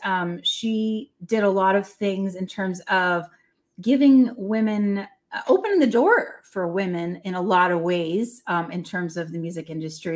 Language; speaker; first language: English; native; English